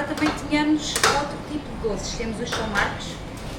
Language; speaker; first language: Portuguese; native; Portuguese